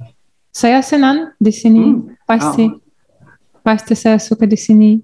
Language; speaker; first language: Indonesian; non-native, learner; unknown